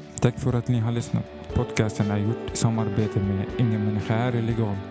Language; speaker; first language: Swedish; non-native, fluent; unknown